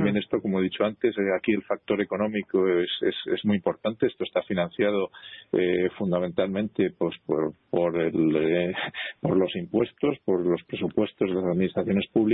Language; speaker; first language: Spanish; native; Spanish